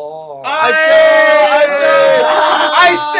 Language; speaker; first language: Japanese; non-native, learner; English